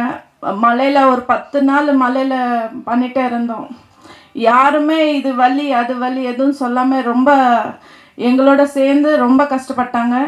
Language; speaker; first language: Tamil; non-native, fluent; Telugu